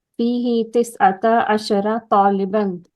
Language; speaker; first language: Arabic; non-native, learner; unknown